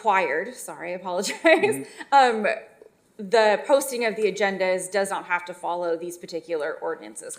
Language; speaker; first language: English; native; English